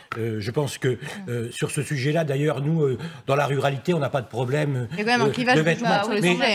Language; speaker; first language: French; native; French